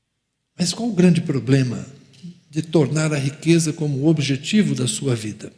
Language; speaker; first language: Portuguese; native; Portuguese